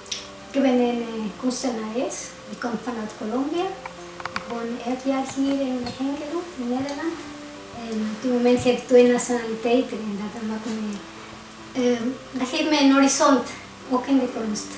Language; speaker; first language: Dutch; non-native, fluent; Spanish